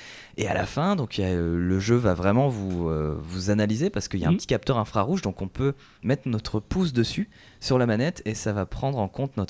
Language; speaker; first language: French; native; French